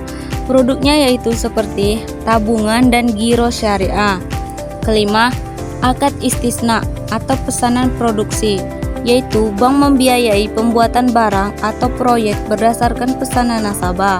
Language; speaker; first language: Indonesian; native; Indonesian